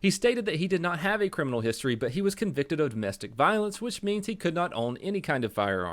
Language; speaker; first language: English; native; English